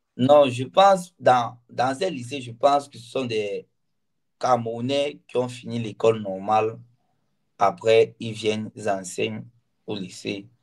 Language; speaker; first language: French; non-native, local second language; Ghomala